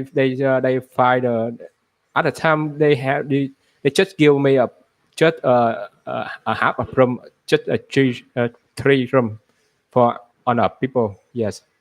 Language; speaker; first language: English; non-native, learner; Vietnamese